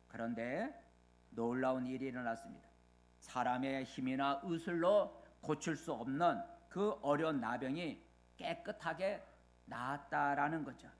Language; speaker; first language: Korean; native; Korean